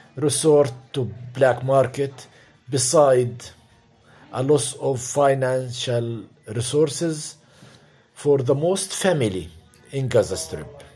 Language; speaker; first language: English; non-native, fluent; Arabic